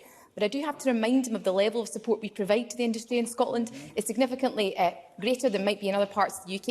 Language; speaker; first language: English; native; English